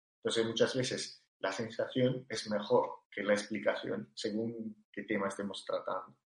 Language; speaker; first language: Spanish; non-native, fluent; Italian